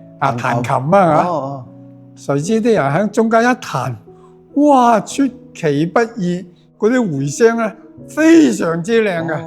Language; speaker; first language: Cantonese; native; Cantonese